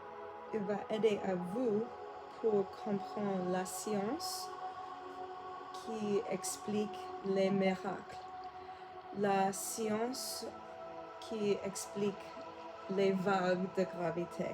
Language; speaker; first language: French; non-native, learner; English